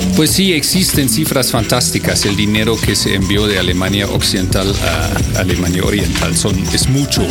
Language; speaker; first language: Spanish; non-native, fluent; German